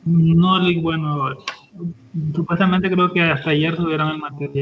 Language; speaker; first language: Spanish; native; Spanish